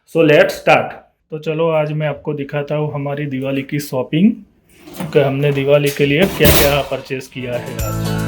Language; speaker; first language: Hindi; non-native, local second language; Gujarati